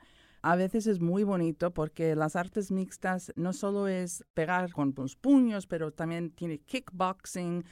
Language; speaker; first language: Spanish; early bilingual, other home language; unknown